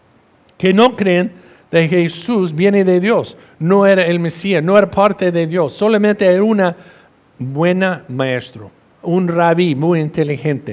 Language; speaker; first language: Spanish; non-native, fluent; English